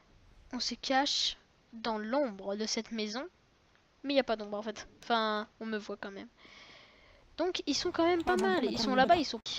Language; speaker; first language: French; native; French